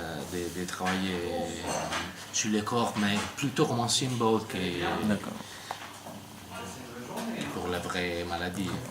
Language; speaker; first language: French; non-native, learner; Italian